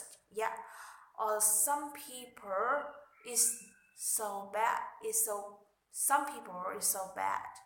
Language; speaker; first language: English; non-native, learner; Vietnamese